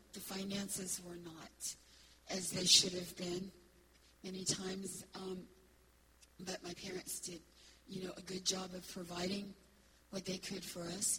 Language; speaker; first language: English; native; English